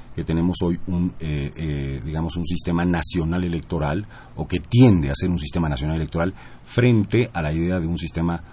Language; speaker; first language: Spanish; native; Spanish